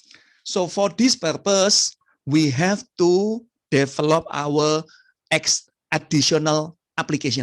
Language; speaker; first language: English; non-native, fluent; Indonesian